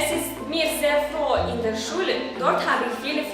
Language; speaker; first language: German; non-native, learner; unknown